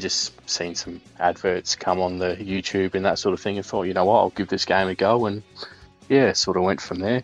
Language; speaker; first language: English; native; English